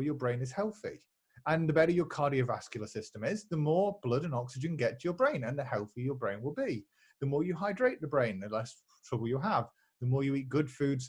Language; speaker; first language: English; native; English